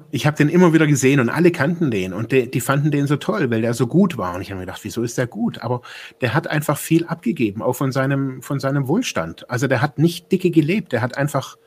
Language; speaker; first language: German; native; German